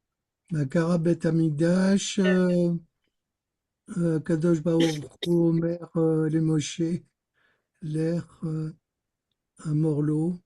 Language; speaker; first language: Hebrew; non-native, learner; French